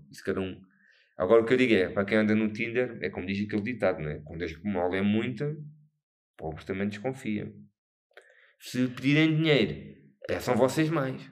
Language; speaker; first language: Portuguese; native; Portuguese